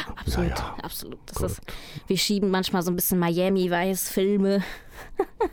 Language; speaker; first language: German; early bilingual, other home language; Spanish